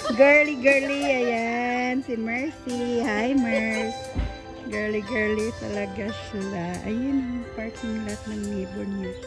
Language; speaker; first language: Filipino; non-native, local second language; Cebuano